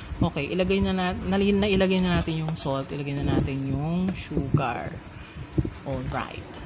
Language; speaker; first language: Filipino; non-native, local second language; Pampanga